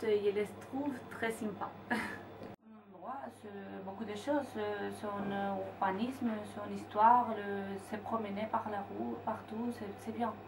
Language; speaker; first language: French; non-native, fluent; Spanish